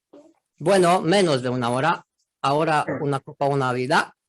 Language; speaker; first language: Spanish; non-native, fluent; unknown